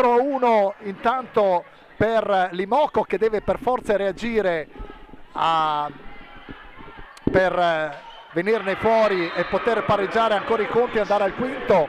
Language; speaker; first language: Italian; native; Italian